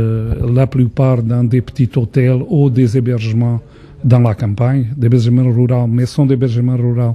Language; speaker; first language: French; non-native, fluent; Portuguese